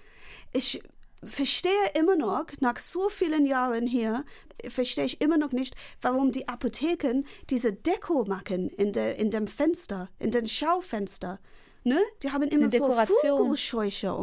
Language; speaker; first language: German; non-native, fluent; English